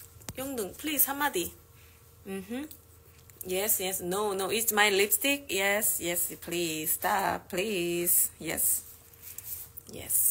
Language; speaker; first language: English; non-native, learner; Korean